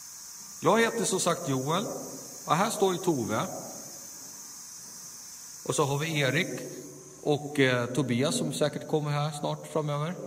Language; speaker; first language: Swedish; native; Swedish